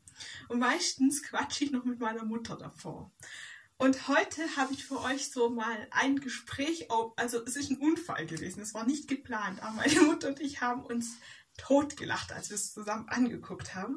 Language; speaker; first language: German; native; German